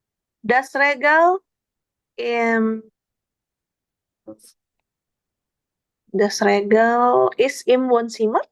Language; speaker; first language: German; non-native, learner; Indonesian